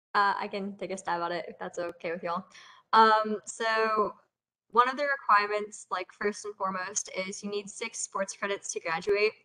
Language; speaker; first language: English; native; English